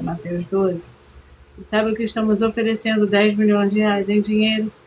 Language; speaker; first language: Portuguese; native; Portuguese